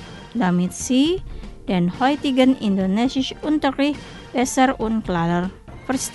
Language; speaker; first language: German; non-native, fluent; Indonesian